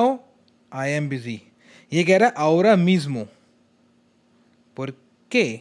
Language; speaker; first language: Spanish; non-native, learner; Hindi